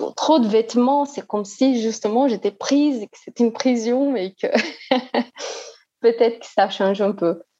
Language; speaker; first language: French; non-native, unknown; Portuguese